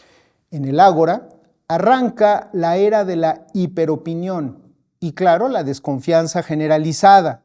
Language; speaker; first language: Spanish; native; Spanish